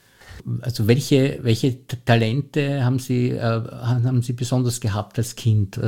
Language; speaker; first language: German; native; German